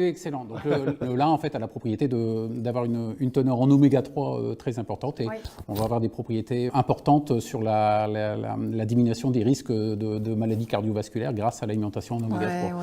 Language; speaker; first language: French; native; French